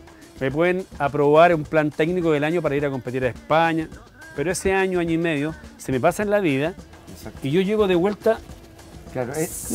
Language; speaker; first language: Spanish; native; Spanish